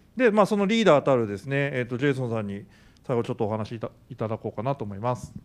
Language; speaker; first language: Japanese; native; Japanese